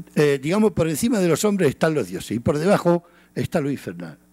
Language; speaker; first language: Spanish; native; Spanish